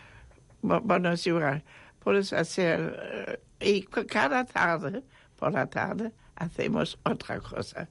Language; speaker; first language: Spanish; non-native, fluent; German